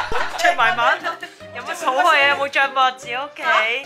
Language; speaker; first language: Korean; non-native, fluent; Cantonese